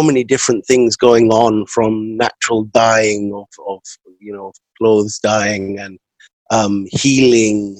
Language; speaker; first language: English; native; English